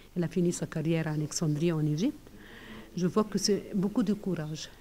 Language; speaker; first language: French; non-native, fluent; Arabic